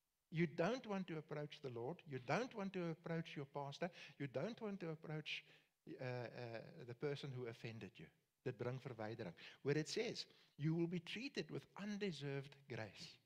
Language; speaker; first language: English; non-native, local second language; Afrikaans